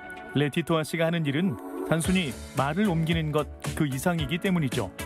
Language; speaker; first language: Korean; native; Korean